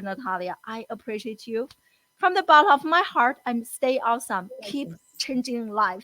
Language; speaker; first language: English; non-native, fluent; Chinese